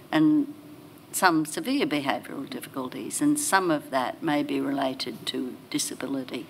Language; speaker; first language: English; native; English